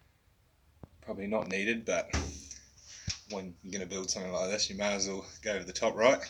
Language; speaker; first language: English; native; English